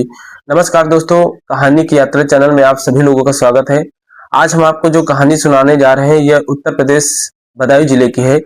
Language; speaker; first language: Hindi; native; Hindi